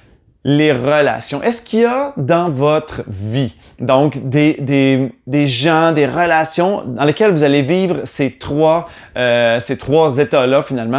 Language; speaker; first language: French; native; French